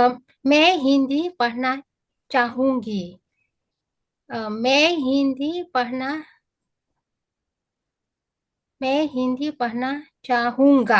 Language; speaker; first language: Hindi; non-native, learner; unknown